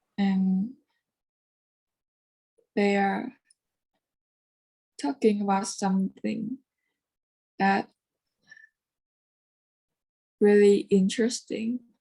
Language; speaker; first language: English; non-native, learner; Vietnamese